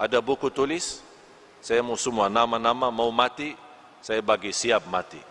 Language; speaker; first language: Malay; non-native, fluent; Arabic